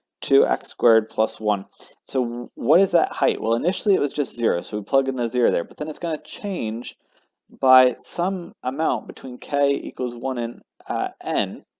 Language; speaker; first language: English; native; English